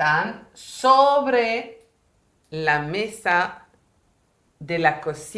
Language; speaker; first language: Spanish; non-native, fluent; French